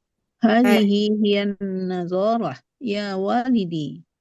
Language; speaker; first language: Arabic; non-native, learner; Indonesian